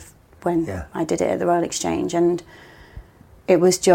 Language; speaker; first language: English; native; English